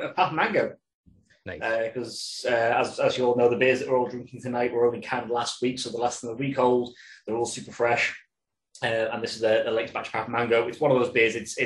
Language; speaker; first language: English; native; English